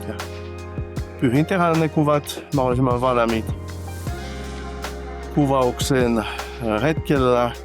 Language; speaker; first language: Finnish; non-native, fluent; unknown